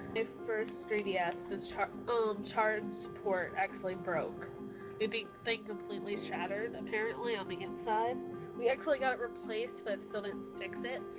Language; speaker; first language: English; native; English